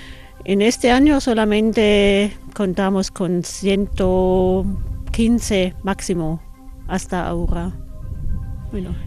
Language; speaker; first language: Spanish; non-native, fluent; German